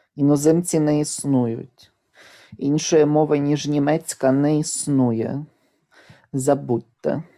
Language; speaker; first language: Ukrainian; native; Ukrainian